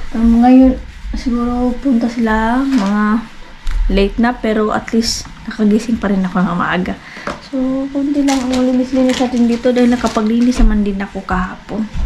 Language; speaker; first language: Filipino; non-native, local second language; Cebuano